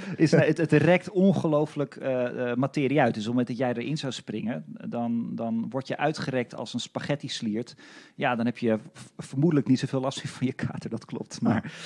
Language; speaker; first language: Dutch; native; Dutch